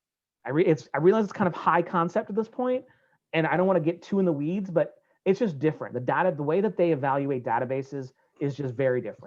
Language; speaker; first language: English; native; English